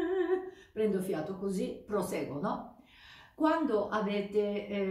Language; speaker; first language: Italian; non-native, fluent; Japanese